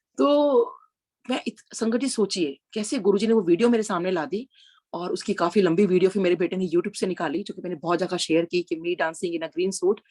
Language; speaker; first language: Hindi; native; Hindi